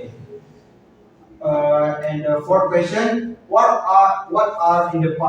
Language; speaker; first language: English; non-native, fluent; Indonesian